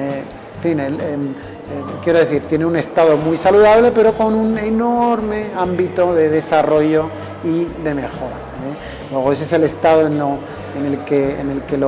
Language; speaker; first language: Spanish; native; Spanish